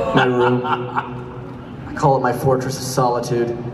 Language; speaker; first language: English; native; English